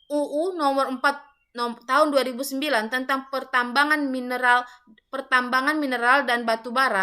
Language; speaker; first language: Indonesian; native; Indonesian